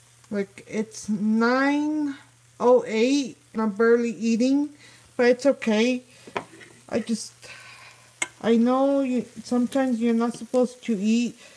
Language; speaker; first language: English; early bilingual, other home language; Spanish